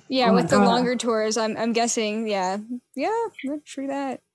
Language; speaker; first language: English; native; English